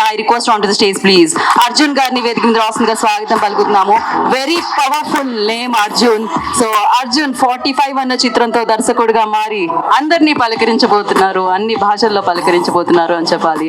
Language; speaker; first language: Telugu; native; Telugu